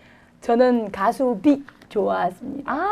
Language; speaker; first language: Korean; non-native, fluent; Chinese